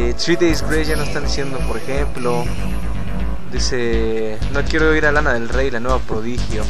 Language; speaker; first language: Spanish; native; Spanish